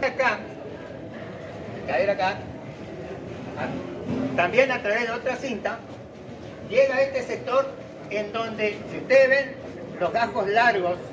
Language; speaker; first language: Spanish; native; Spanish